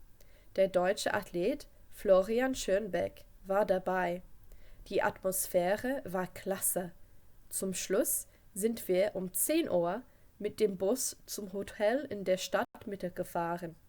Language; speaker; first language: German; non-native, fluent; English